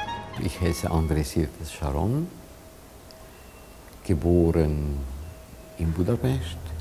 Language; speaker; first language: German; non-native, fluent; Hungarian